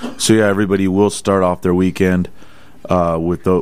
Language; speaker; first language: English; native; English